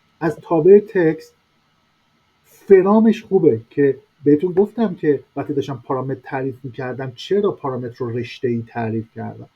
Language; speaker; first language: Persian; native; Persian